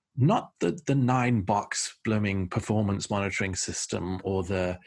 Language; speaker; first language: English; native; English